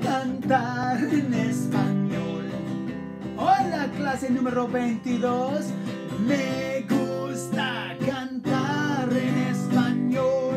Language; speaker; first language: Spanish; non-native, fluent; English